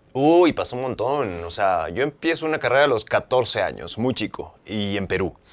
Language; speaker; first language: Spanish; native; Spanish